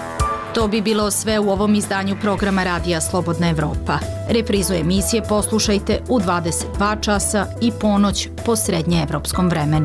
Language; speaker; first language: Serbian; native; Serbian